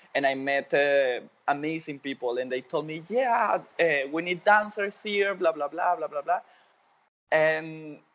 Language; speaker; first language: English; non-native, fluent; Spanish